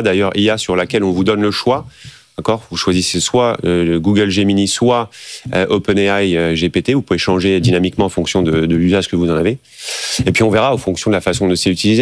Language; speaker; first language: French; native; French